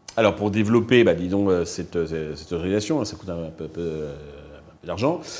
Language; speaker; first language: French; native; French